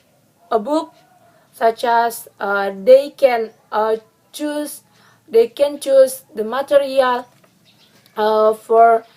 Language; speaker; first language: English; non-native, learner; Indonesian